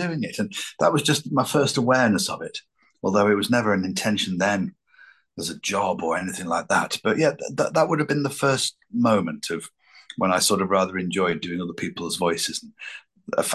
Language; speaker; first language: English; native; English